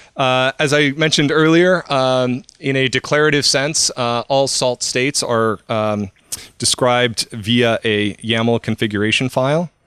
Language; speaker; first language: English; native; English